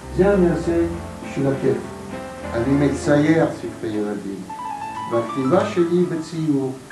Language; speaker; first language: Hebrew; non-native, fluent; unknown